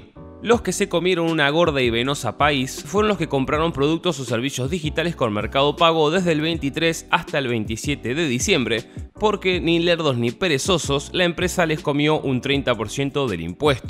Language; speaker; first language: Spanish; native; Spanish